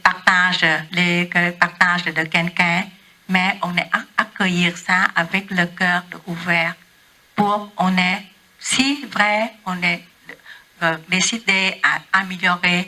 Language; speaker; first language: French; non-native, learner; Vietnamese